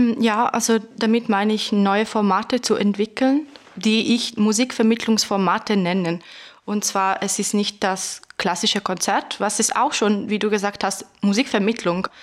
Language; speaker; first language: German; non-native, fluent; Italian